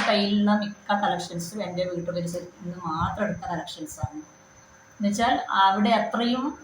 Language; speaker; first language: Malayalam; native; Malayalam